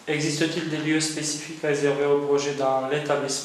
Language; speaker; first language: French; non-native, fluent; Romanian